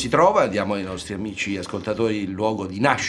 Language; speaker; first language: Italian; native; Italian